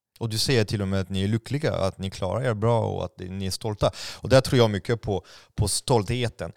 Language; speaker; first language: Swedish; non-native, fluent; French